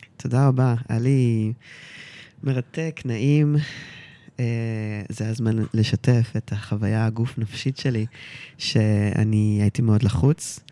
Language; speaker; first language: Hebrew; early bilingual, heritage; Hebrew